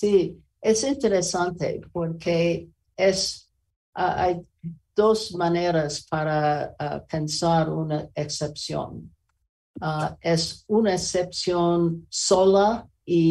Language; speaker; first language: Spanish; non-native, learner; English